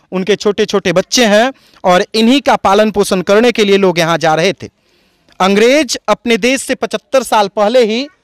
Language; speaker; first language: Hindi; native; Hindi